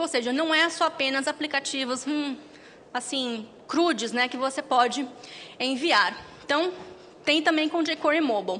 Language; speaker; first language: Portuguese; native; Portuguese